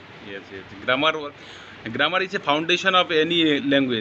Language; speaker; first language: English; non-native, learner; Bangla